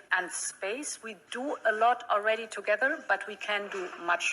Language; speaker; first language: English; non-native, fluent; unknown